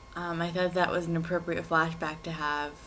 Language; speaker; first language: English; native; English